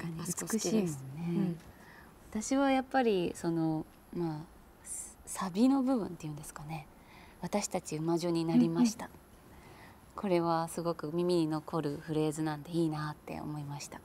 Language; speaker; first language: Japanese; native; Japanese